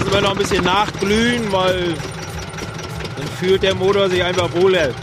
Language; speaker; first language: German; native; German